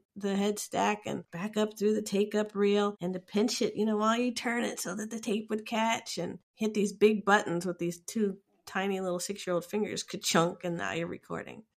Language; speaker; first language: English; native; English